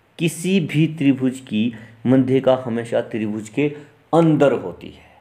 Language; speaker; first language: Hindi; native; Hindi